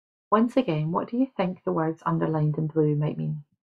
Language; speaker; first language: English; native; English